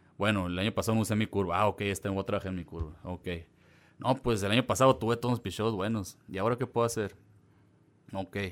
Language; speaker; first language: Spanish; early bilingual, heritage; Spanish